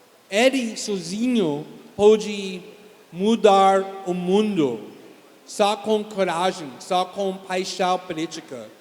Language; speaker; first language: Portuguese; non-native, fluent; English